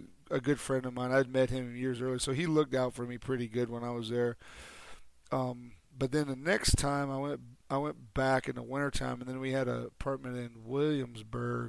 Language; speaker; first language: English; native; English